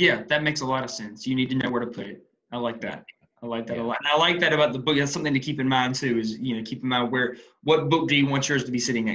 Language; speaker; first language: English; native; English